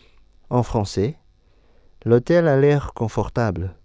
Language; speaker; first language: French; non-native, fluent; Indonesian